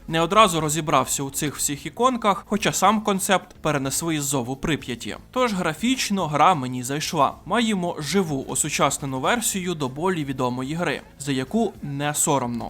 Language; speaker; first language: Ukrainian; native; Ukrainian